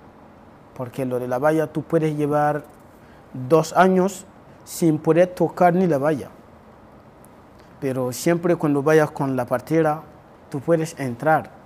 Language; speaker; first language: Spanish; non-native, fluent; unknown